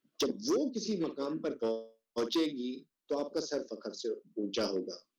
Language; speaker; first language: Urdu; non-native, local second language; Sindhi